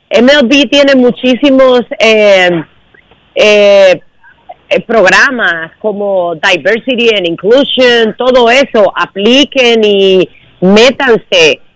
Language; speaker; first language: Spanish; native; Spanish